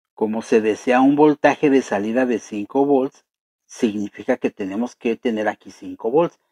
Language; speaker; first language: Spanish; native; Spanish